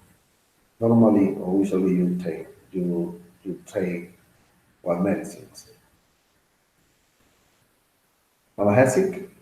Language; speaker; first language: English; non-native, learner; Spanish